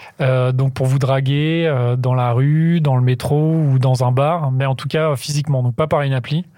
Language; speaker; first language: French; native; French